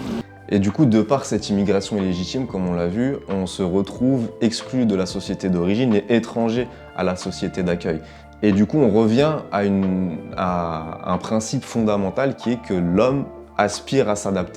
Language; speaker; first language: French; native; French